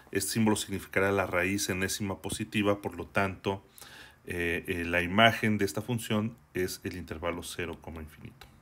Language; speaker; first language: Spanish; native; Spanish